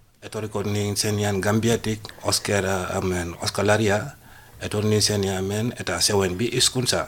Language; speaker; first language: Basque; non-native, learner; Wolof